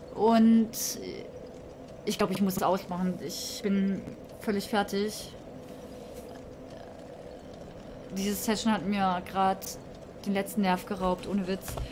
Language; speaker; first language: German; native; German